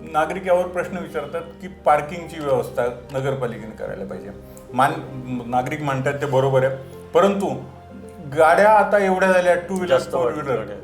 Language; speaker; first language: Marathi; native; Marathi